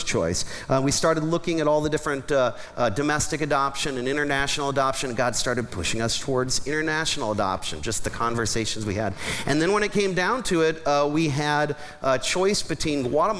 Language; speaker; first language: English; native; English